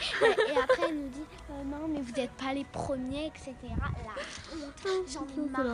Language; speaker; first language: French; native; French